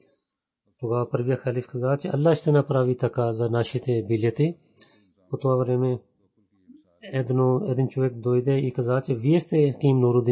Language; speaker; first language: Bulgarian; non-native, fluent; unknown